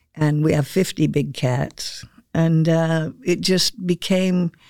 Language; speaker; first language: English; native; English